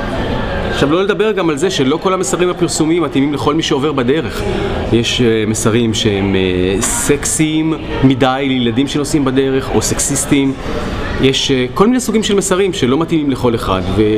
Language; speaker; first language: Hebrew; native; Hebrew